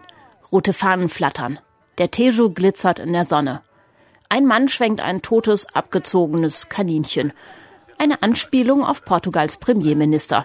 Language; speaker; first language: German; native; German